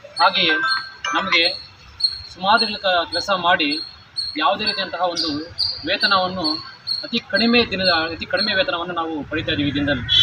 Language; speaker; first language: Kannada; native; Kannada